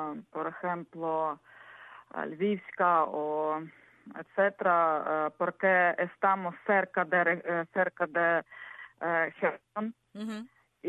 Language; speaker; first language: Spanish; non-native, learner; Ukrainian